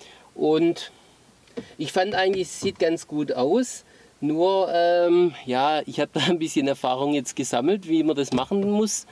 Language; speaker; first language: German; native; German